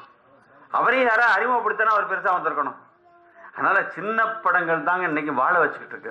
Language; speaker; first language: Tamil; native; Tamil